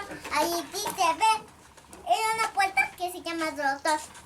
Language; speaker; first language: Spanish; native; Spanish